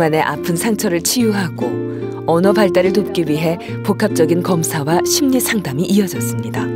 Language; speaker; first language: Korean; native; Korean